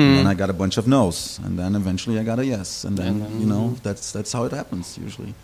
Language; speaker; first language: English; non-native, fluent; German